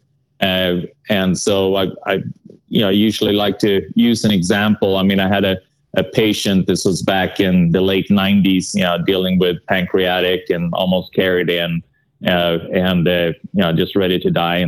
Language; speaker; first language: English; non-native, fluent; Swedish